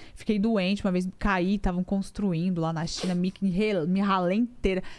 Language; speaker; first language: Portuguese; native; Portuguese